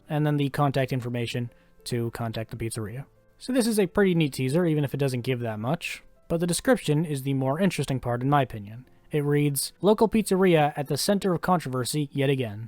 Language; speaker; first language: English; native; English